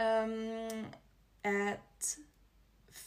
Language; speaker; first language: English; non-native, fluent; German